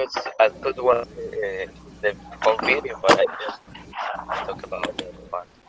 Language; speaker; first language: English; non-native, learner; Spanish